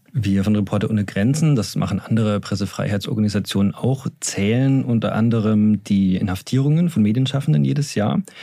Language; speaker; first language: German; native; German